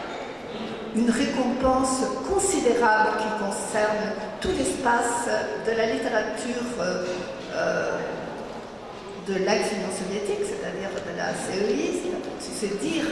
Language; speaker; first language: French; native; French